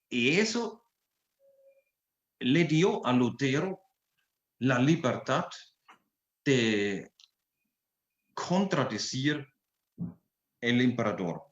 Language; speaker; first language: Spanish; non-native, fluent; German